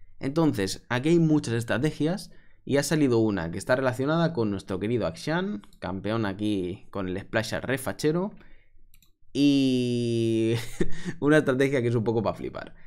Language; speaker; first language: Spanish; native; Spanish